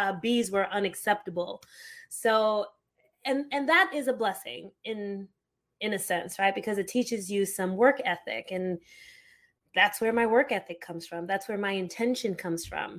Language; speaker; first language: English; early bilingual, other home language; Haitian Creole